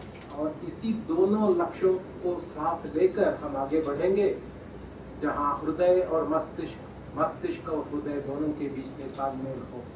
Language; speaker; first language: Hindi; non-native, local second language; Telugu